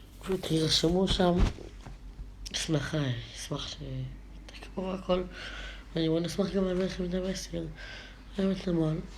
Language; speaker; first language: Hebrew; native; Hebrew